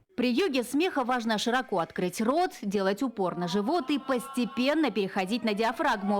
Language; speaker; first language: Russian; native; Russian